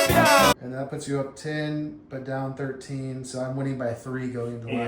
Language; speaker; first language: English; native; English